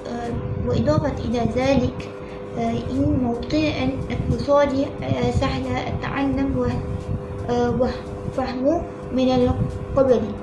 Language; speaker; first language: Arabic; non-native, learner; Malay